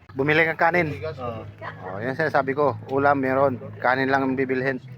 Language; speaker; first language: Filipino; non-native, local second language; Iloko